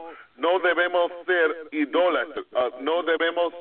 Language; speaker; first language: Spanish; non-native, fluent; English